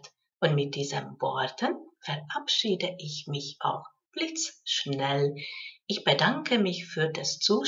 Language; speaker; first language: German; non-native, fluent; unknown